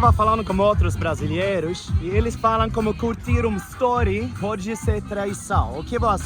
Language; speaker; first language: Portuguese; non-native, learner; Swedish